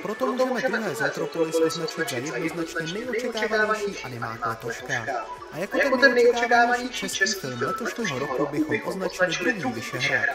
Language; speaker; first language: Czech; native; Czech